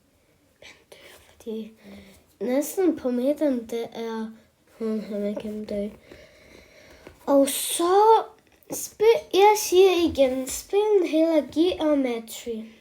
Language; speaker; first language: Danish; early bilingual, other home language; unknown